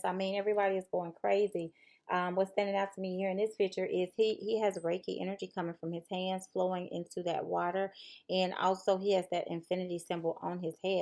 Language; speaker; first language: English; native; English